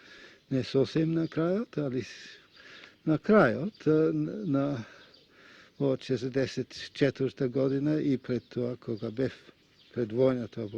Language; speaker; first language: Macedonian; non-native, fluent; Russian